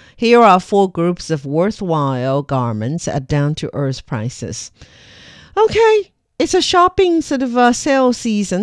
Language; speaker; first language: English; non-native, fluent; Chinese